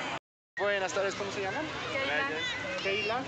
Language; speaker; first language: Spanish; non-native, fluent; French